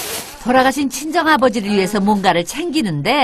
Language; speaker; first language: Korean; native; Korean